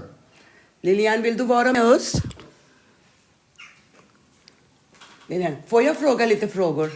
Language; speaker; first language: Swedish; non-native, learner; Urdu